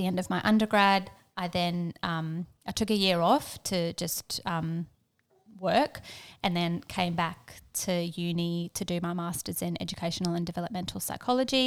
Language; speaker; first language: English; native; English